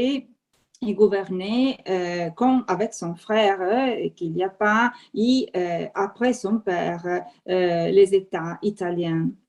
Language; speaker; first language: French; non-native, fluent; Italian